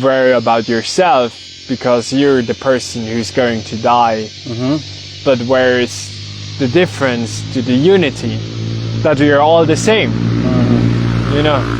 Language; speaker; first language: English; non-native, fluent; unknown